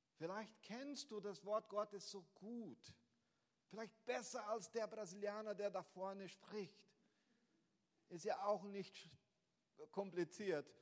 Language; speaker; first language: German; non-native, fluent; Portuguese